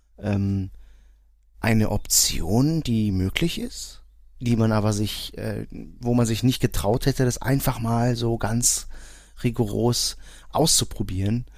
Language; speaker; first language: German; early bilingual, other home language; Portuguese